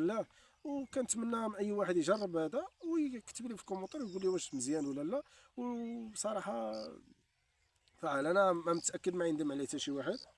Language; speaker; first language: Arabic; native; Arabic